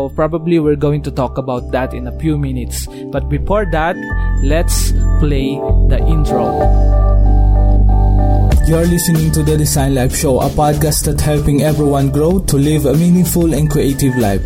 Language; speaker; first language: English; non-native, local second language; Filipino